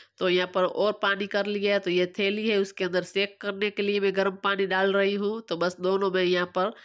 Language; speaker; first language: Hindi; non-native, local second language; Gujarati